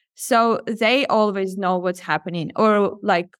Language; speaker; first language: English; non-native, fluent; Ukrainian